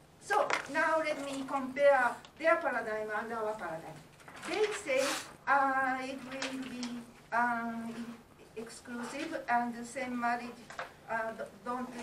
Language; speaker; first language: English; non-native, learner; Japanese